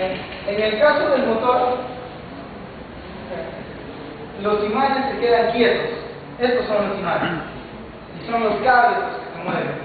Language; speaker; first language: Spanish; native; Spanish